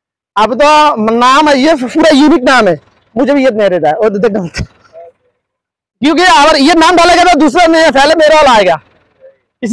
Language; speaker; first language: Hindi; non-native, learner; Bangla